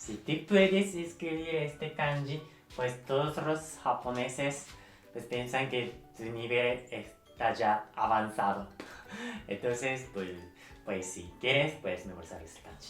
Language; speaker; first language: Spanish; non-native, fluent; Japanese